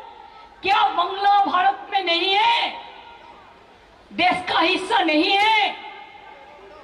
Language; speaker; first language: Hindi; non-native, local second language; Bangla